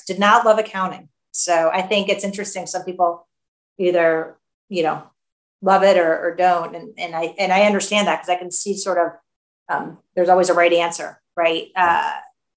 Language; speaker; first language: English; native; English